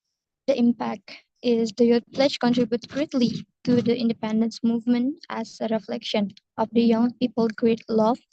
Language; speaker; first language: English; non-native, learner; Indonesian